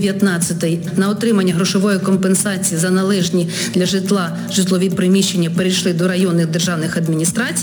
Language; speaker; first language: Ukrainian; native; Ukrainian